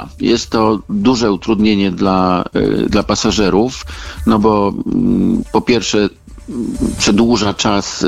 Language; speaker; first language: Polish; native; Polish